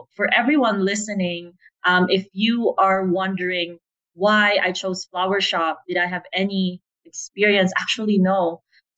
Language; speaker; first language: English; non-native, local second language; Filipino